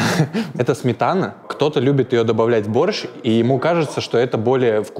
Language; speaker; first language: Russian; native; Russian